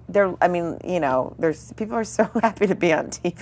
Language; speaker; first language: English; native; English